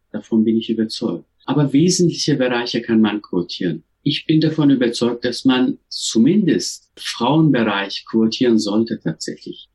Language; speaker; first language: German; non-native, fluent; Turkish